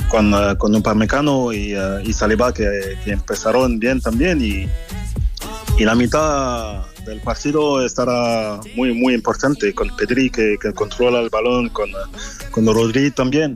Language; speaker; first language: Spanish; non-native, fluent; French